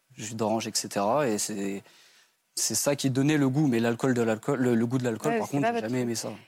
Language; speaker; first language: French; native; French